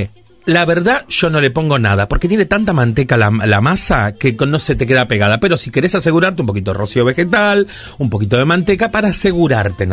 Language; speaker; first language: Spanish; native; Spanish